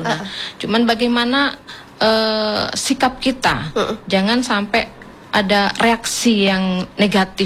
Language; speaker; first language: Indonesian; native; Indonesian